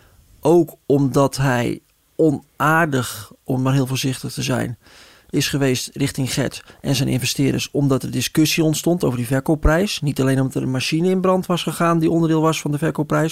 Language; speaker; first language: Dutch; native; Dutch